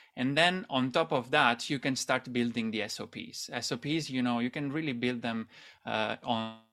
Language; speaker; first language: English; non-native, fluent; Italian